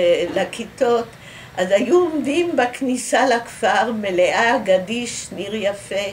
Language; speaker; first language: Hebrew; early bilingual, other home language; Dutch